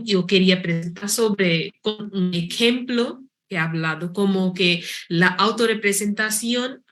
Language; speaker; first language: Spanish; non-native, fluent; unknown